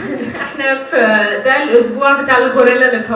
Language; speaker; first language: Arabic; native; Arabic